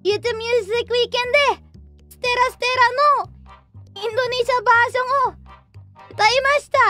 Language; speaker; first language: Japanese; non-native, learner; Indonesian